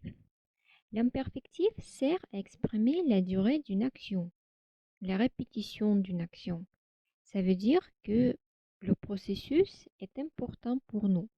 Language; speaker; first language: French; non-native, fluent; Russian